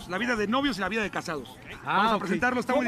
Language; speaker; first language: Spanish; native; Spanish